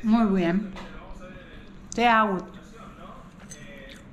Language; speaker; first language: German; non-native, learner; Spanish